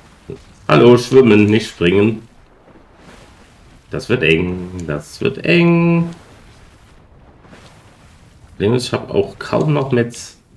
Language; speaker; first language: German; native; German